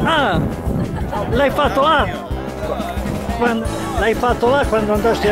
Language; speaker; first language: Italian; native; Italian